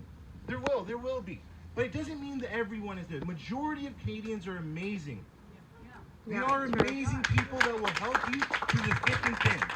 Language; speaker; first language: English; early bilingual, other home language; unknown